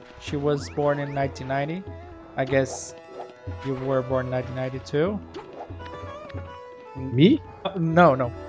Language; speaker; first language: English; non-native, fluent; Portuguese